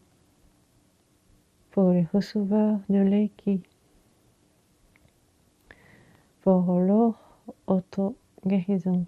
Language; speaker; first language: French; non-native, fluent; Japanese